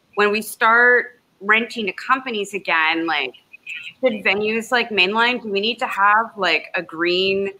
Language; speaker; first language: English; native; English